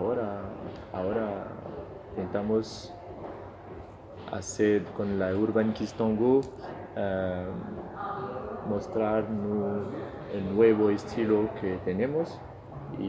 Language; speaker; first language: Spanish; non-native, fluent; French